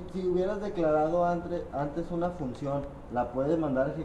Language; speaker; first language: Spanish; native; Spanish